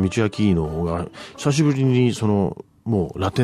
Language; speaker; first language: Japanese; native; Japanese